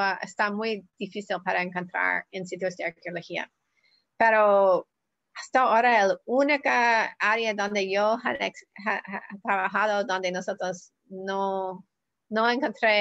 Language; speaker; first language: Spanish; non-native, learner; English